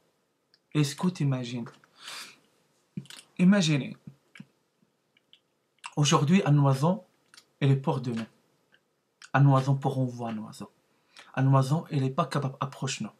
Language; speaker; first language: French; non-native, learner; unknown